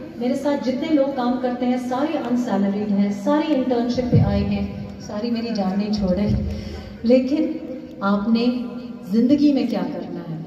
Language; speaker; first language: Urdu; non-native, local second language; Pashto